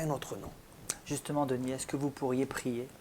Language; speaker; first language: French; native; French